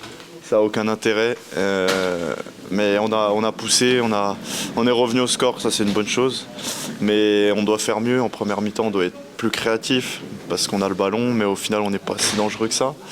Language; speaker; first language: French; native; French